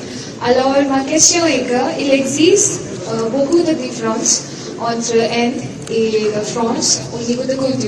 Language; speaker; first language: French; non-native, fluent; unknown